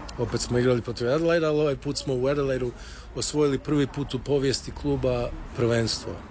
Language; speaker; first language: Croatian; early bilingual, heritage; Croatian